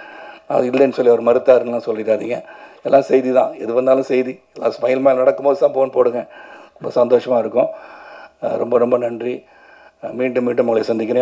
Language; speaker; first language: Tamil; native; Tamil